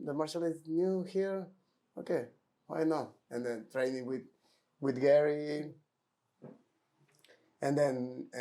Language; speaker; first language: English; non-native, learner; Spanish